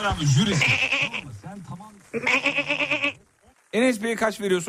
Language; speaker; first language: Turkish; native; Turkish